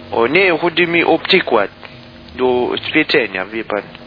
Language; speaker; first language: Polish; non-native, learner; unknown